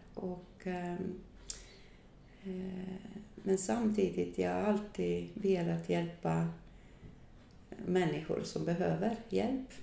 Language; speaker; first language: Swedish; non-native, fluent; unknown